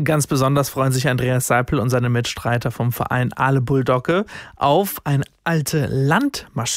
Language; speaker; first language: German; native; German